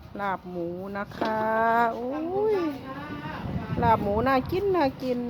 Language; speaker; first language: Thai; native; Thai